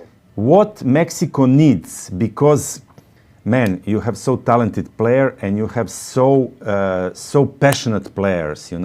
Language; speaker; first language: English; non-native, fluent; Serbian